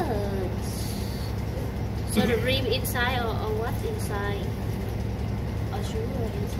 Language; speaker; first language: English; non-native, learner; Vietnamese